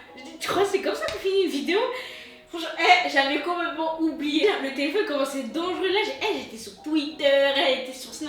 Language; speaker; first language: French; native; French